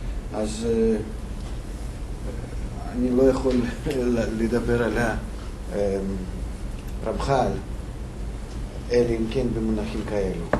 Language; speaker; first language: Hebrew; non-native, fluent; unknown